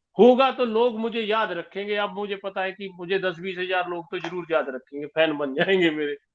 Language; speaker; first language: Hindi; non-native, local second language; Punjabi